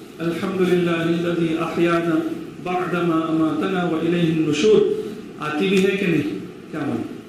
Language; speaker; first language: Urdu; native; Urdu